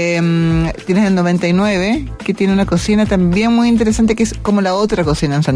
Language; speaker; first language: Spanish; native; Spanish